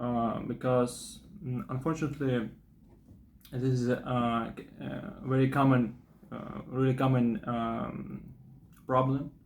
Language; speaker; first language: English; non-native, fluent; Russian